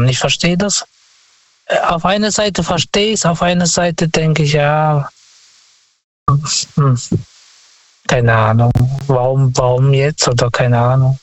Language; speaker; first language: German; non-native, fluent; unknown